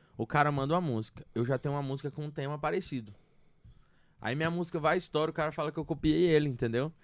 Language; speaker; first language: Portuguese; native; Portuguese